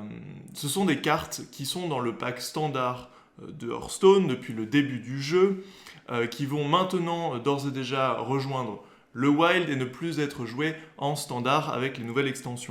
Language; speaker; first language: French; native; French